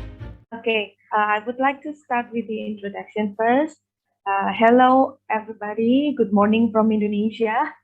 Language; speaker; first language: English; non-native, fluent; Indonesian